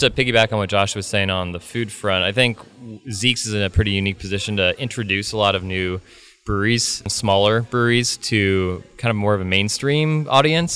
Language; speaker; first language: English; native; English